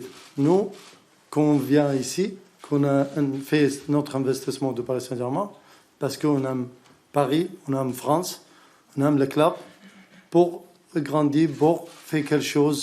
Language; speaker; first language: French; non-native, learner; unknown